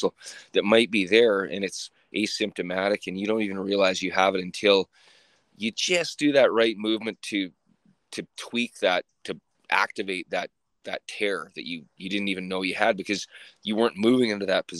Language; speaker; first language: English; native; English